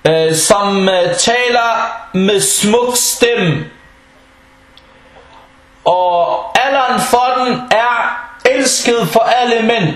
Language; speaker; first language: Danish; non-native, local second language; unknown